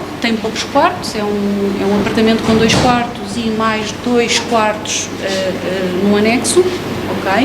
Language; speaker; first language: Portuguese; native; Portuguese